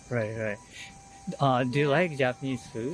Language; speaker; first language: English; non-native, fluent; Japanese